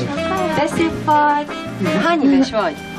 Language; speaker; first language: Hungarian; non-native, learner; Korean